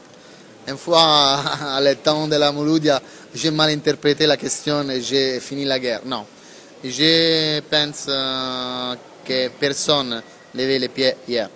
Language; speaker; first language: French; non-native, learner; Italian